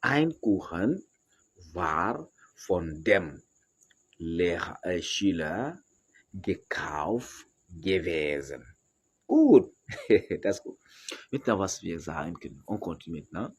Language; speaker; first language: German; non-native, fluent; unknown